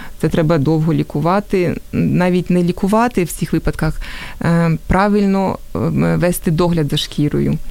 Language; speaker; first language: Ukrainian; native; Ukrainian